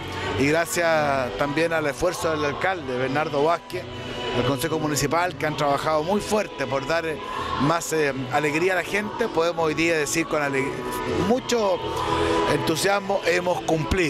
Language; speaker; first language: Spanish; native; Spanish